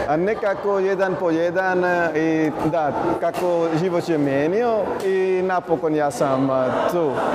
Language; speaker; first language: Croatian; non-native, learner; Punjabi